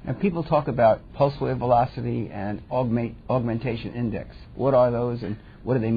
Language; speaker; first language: English; native; English